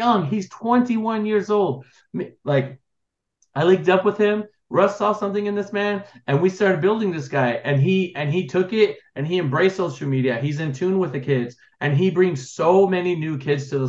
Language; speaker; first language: English; native; English